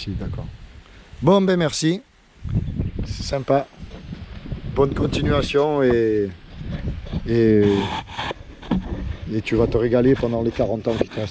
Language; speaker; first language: French; native; French